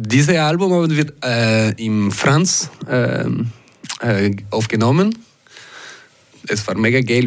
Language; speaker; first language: German; non-native, local second language; French